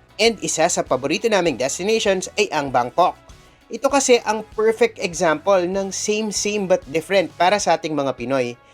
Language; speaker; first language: Filipino; native; Filipino